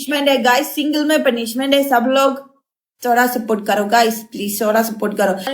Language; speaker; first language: Hindi; non-native, learner; Malayalam